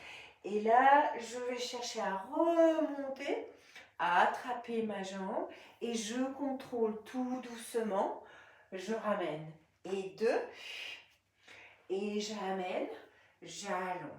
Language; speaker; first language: French; native; French